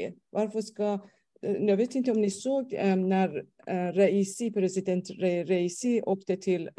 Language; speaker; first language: Swedish; non-native, fluent; Persian